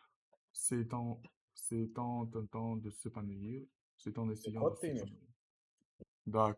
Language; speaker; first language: French; non-native, learner; Russian